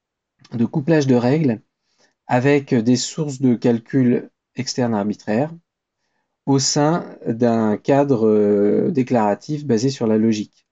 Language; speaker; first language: French; native; French